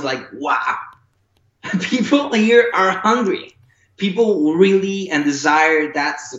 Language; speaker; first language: English; non-native, fluent; Spanish